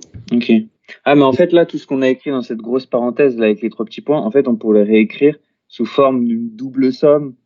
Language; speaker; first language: French; native; French